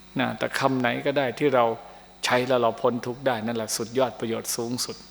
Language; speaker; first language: Thai; native; Thai